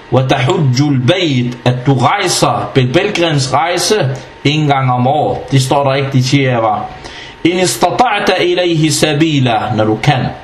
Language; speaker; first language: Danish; non-native, fluent; Arabic